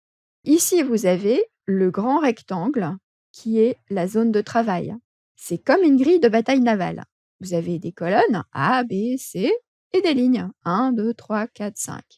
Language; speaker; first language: French; native; French